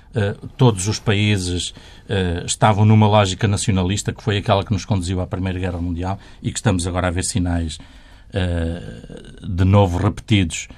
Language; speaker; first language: Portuguese; native; Portuguese